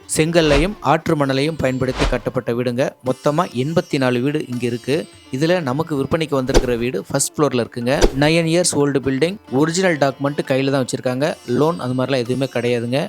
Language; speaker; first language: Tamil; native; Tamil